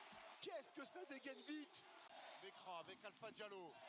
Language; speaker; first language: French; native; French